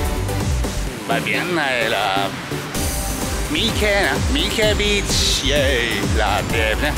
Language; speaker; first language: Vietnamese; non-native, learner; Japanese